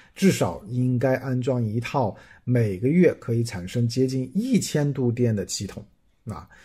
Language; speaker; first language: Chinese; native; Chinese